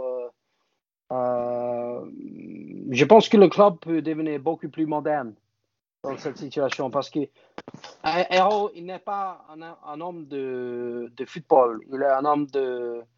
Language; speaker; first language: French; non-native, fluent; English